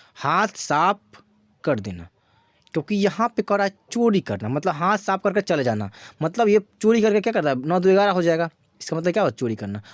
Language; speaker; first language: Hindi; native; Hindi